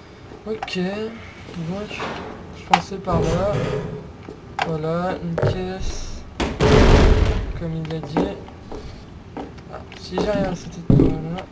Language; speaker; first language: French; native; French